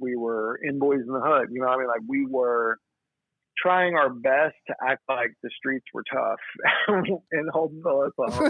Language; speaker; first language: English; native; English